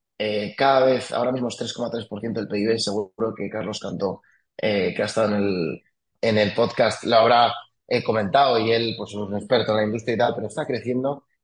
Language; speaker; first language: Spanish; early bilingual, other home language; French